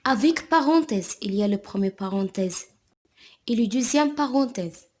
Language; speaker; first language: French; non-native, local second language; Arabic